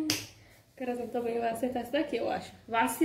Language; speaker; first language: Portuguese; native; Portuguese